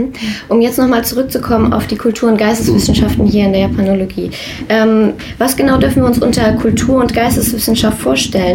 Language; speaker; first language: German; native; German